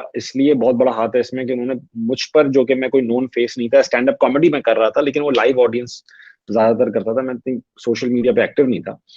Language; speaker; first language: Urdu; native; Urdu